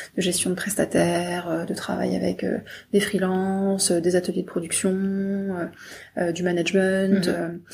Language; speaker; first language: French; native; French